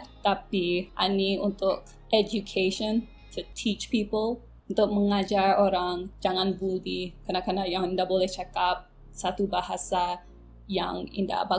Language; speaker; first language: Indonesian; non-native, local second language; English